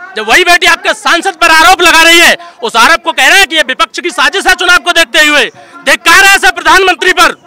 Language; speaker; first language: Hindi; native; Hindi